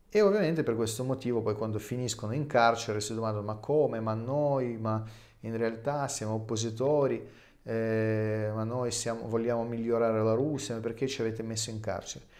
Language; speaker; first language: Italian; non-native, fluent; Russian